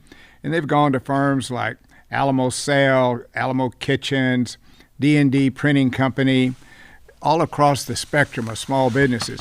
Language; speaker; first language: English; native; English